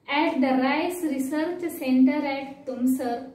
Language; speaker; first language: English; non-native, local second language; Marathi